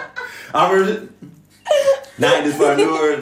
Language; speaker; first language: German; non-native, learner; English